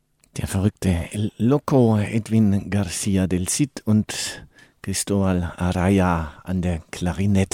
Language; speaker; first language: German; native; German